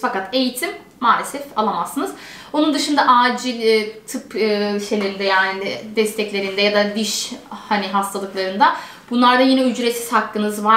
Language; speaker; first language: Turkish; native; Turkish